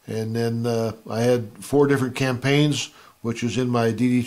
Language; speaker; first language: English; native; English